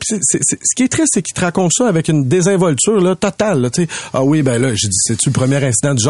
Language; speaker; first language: French; native; French